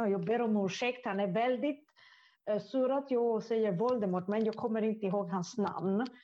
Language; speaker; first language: Swedish; non-native, fluent; Italian